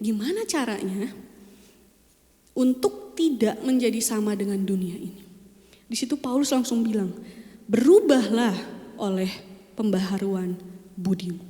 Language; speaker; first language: Indonesian; native; Indonesian